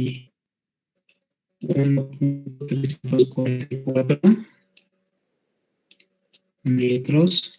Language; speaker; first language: Spanish; native; Spanish